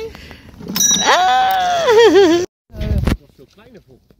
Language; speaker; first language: Dutch; native; Dutch